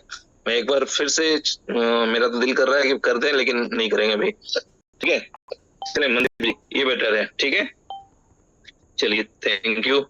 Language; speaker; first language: Hindi; native; Hindi